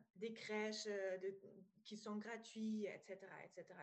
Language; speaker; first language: French; non-native, fluent; German